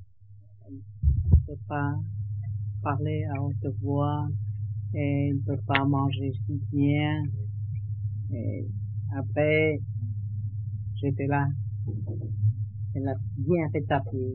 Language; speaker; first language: French; non-native, learner; Vietnamese